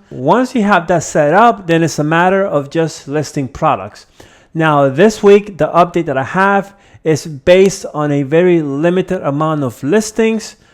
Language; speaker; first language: English; native; English